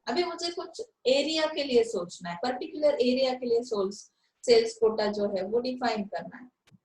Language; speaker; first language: Hindi; non-native, local second language; Marathi